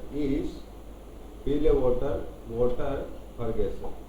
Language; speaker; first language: German; non-native, learner; Hindi